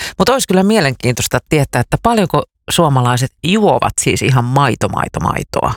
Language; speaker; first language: Finnish; native; Finnish